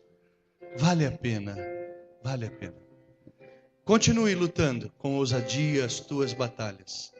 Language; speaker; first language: Portuguese; native; Portuguese